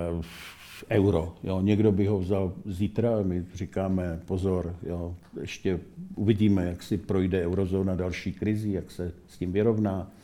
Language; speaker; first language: Czech; native; Czech